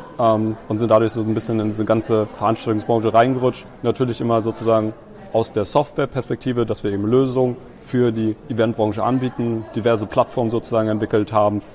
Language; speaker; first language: German; native; German